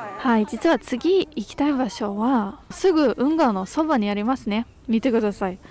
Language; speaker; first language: Japanese; non-native, fluent; Russian